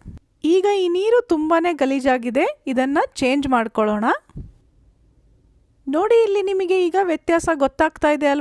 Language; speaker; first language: Kannada; native; Kannada